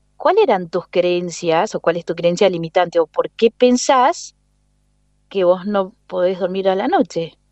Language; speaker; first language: Spanish; native; Spanish